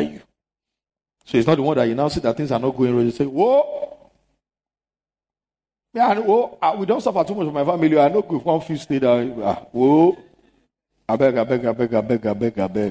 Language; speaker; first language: English; non-native, local second language; Yoruba